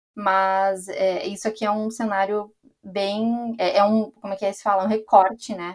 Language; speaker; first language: Portuguese; native; Portuguese